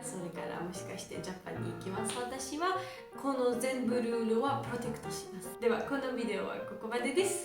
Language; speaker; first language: Japanese; non-native, learner; Georgian